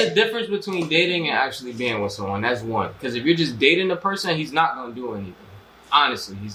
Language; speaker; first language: English; native; English